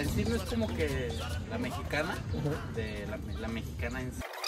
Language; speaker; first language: Spanish; native; Spanish